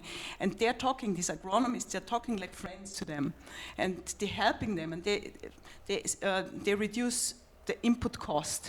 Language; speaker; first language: English; non-native, fluent; German